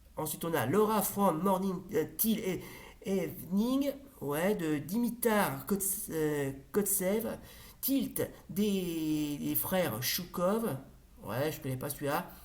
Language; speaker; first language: French; native; French